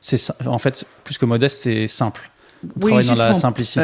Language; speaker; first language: French; native; French